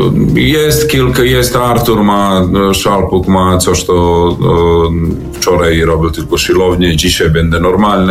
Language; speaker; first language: Polish; non-native, learner; Serbian